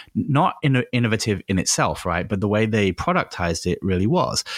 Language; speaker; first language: English; native; English